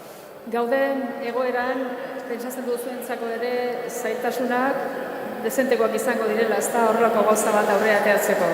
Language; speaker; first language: Basque; native; Basque